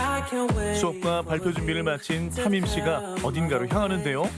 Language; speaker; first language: Korean; native; Korean